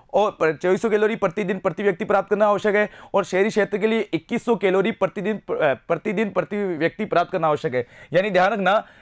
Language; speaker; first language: Hindi; native; Hindi